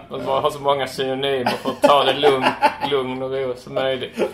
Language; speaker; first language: Swedish; native; Swedish